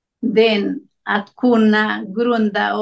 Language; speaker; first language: Swedish; non-native, learner; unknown